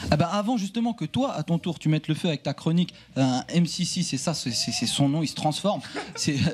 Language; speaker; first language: French; native; French